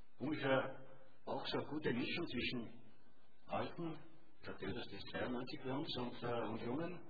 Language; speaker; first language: German; native; German